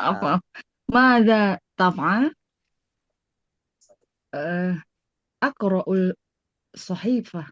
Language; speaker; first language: Arabic; non-native, learner; Indonesian